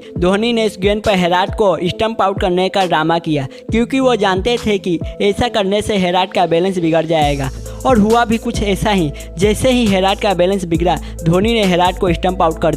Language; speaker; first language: Hindi; native; Hindi